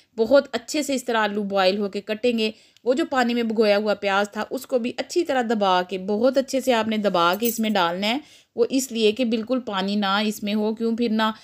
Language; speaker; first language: Urdu; non-native, local second language; Punjabi